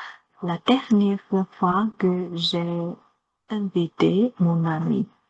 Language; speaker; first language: French; non-native, learner; Chinese